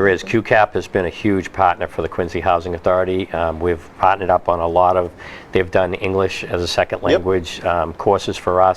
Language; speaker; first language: English; native; English